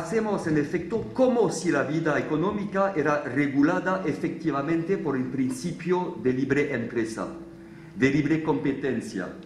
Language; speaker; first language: Spanish; non-native, fluent; French